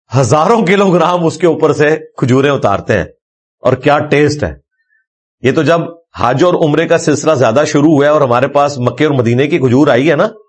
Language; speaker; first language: Urdu; non-native, local second language; Punjabi